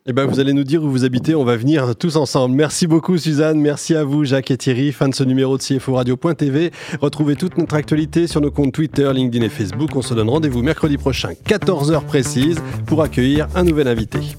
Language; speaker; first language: French; native; French